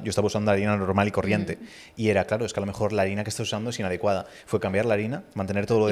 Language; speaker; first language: Spanish; native; Spanish